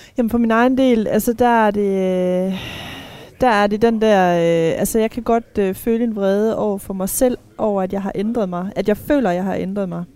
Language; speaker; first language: Danish; native; Danish